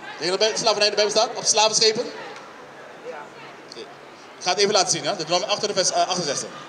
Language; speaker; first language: Dutch; non-native, local second language; Papiamento